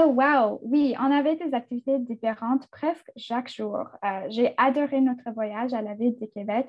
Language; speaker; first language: French; non-native, fluent; English